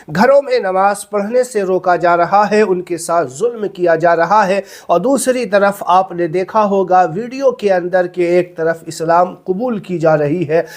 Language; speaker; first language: Urdu; native; Urdu